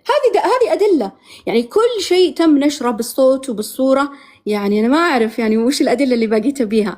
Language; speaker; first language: Arabic; native; Arabic